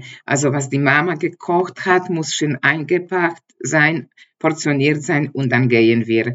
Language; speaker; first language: German; non-native, learner; Polish